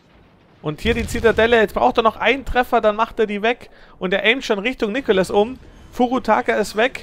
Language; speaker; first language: German; native; German